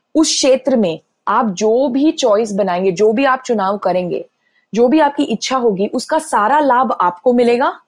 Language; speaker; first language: Hindi; native; Hindi